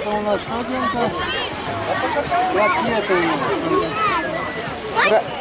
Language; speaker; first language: Russian; native; Russian